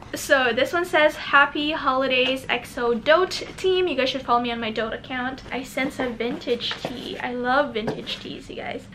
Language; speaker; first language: English; native; English